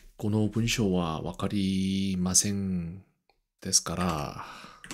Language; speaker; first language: Japanese; non-native, learner; Korean